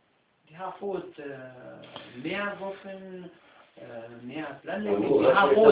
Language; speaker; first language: Danish; non-native, fluent; Arabic